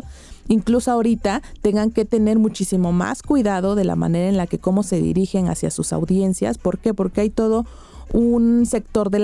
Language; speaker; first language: Spanish; native; Spanish